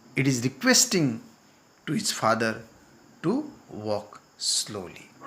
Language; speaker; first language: English; non-native, local second language; Marathi